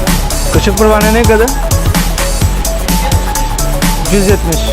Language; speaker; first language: Turkish; non-native, learner; Urdu